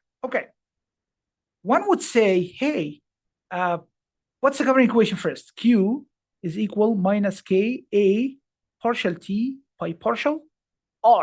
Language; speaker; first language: English; non-native, fluent; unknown